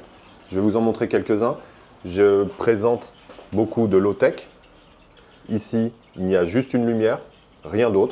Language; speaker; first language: French; native; French